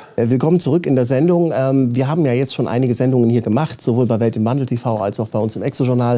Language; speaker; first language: German; native; German